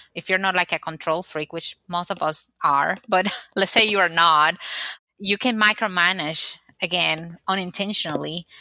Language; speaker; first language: English; non-native, fluent; Spanish